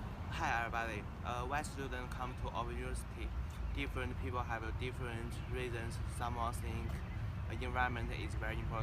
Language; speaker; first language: English; non-native, learner; Chinese